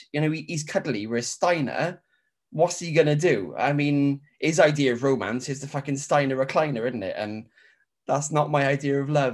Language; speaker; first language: English; native; English